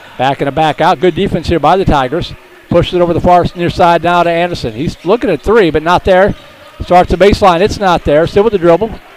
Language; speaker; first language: English; native; English